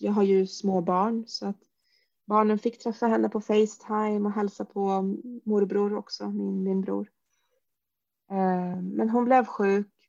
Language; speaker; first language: Swedish; early bilingual, other home language; Arabic